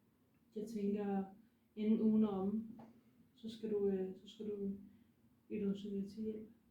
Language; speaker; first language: Danish; native; Danish